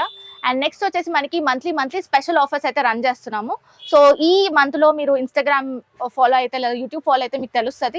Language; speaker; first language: Telugu; native; Telugu